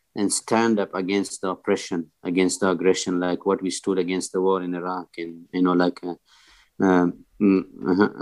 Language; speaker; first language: English; non-native, fluent; Persian